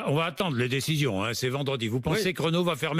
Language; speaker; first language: French; native; French